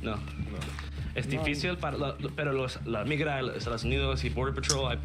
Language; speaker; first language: Spanish; non-native, learner; English